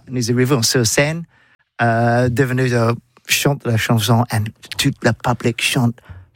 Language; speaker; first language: French; non-native, learner; English